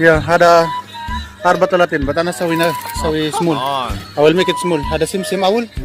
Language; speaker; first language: Arabic; non-native, learner; Filipino